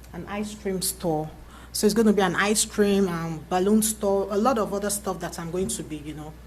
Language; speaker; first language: English; native; English